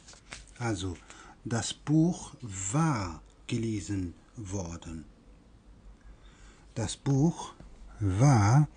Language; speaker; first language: German; non-native, fluent; Persian